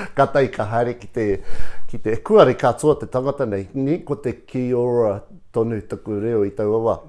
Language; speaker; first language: Māori; non-native, local second language; English